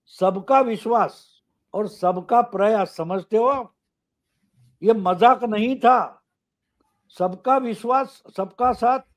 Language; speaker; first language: Hindi; non-native, local second language; Marathi